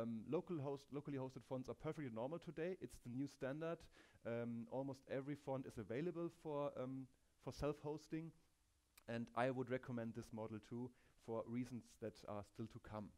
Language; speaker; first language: English; non-native, fluent; German